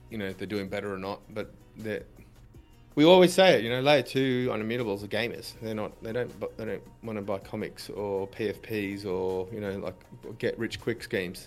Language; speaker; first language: English; native; English